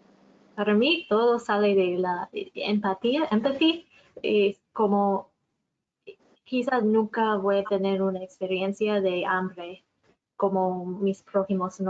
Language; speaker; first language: Spanish; non-native, fluent; English